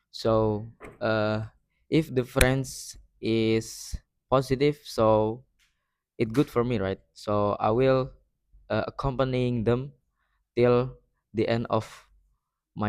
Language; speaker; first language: English; non-native, learner; Indonesian